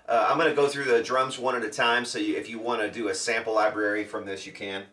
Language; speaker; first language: English; native; English